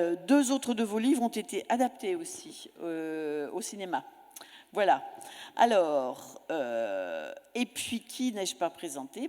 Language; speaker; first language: French; native; French